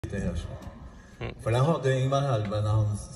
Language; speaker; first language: Swedish; native; Swedish